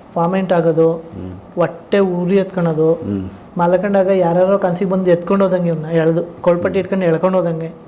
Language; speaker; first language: Kannada; native; Kannada